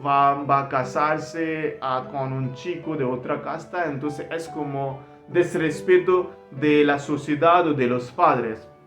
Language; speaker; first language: Spanish; non-native, learner; Hindi